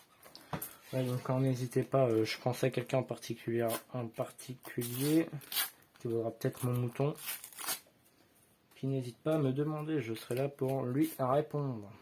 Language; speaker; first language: French; native; French